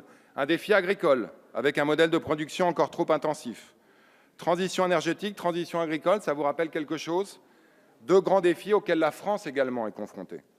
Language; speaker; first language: French; native; French